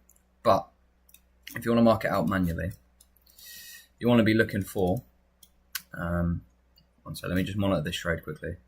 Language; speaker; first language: English; native; English